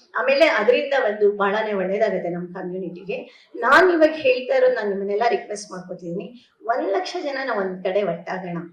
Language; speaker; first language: Kannada; native; Kannada